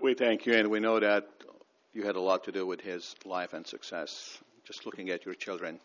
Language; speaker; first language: English; native; English